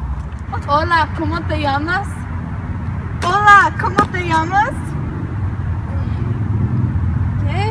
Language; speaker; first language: Spanish; non-native, learner; English